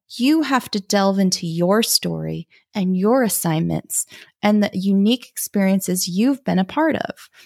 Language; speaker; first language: English; early bilingual, other home language; German